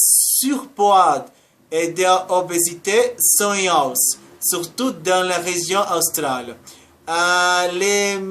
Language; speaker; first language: French; non-native, learner; Spanish